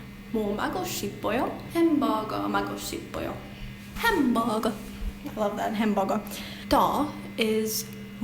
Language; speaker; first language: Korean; non-native, learner; Hungarian